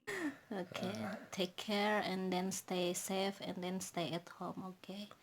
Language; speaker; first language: English; non-native, learner; Indonesian